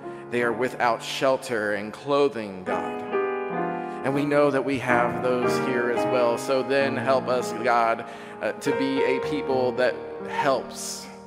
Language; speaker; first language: English; native; English